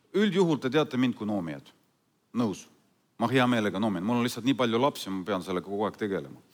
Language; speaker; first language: Estonian; non-native, fluent; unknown